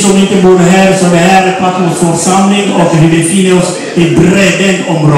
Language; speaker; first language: Swedish; non-native, fluent; Lingala